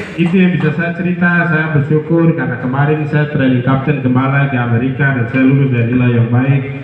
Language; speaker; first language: Indonesian; non-native, local second language; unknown